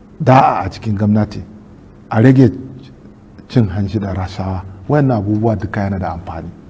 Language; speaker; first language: Hausa; non-native, local second language; Kanuri